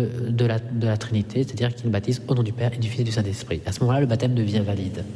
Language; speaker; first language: French; non-native, fluent; Italian